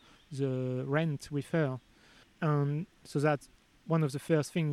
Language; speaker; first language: English; non-native, fluent; French